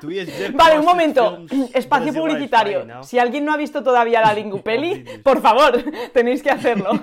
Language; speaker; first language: Spanish; native; Spanish